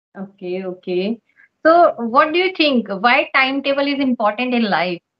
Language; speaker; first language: English; non-native, local second language; Hindi